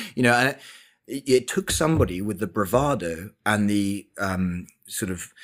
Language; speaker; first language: English; native; English